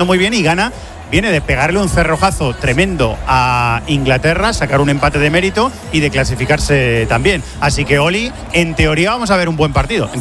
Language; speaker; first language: Spanish; native; Spanish